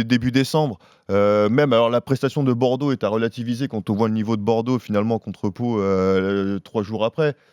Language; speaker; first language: French; native; French